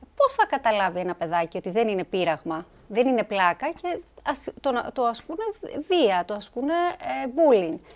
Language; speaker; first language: Greek; native; Greek